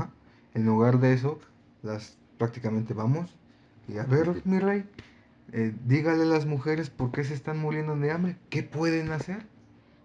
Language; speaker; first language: Spanish; native; Spanish